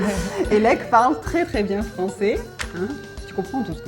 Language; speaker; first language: French; native; French